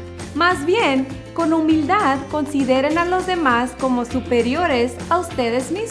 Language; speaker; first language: Spanish; native; Spanish